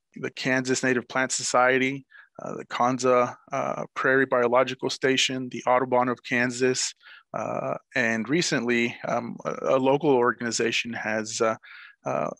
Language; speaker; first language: English; native; English